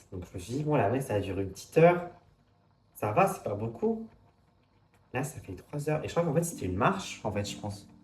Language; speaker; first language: French; native; French